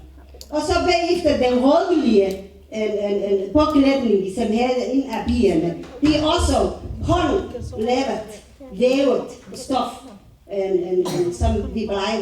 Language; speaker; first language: Danish; non-native, fluent; Somali